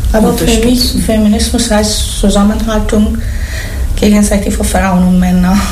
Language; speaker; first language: German; non-native, learner; Persian